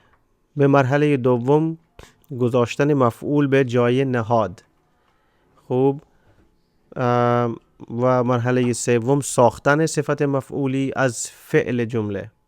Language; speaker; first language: Persian; non-native, fluent; Urdu